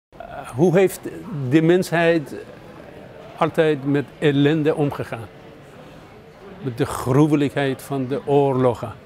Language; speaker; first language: Dutch; non-native, fluent; Persian